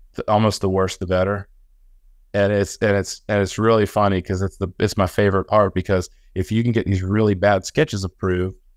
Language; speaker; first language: English; native; English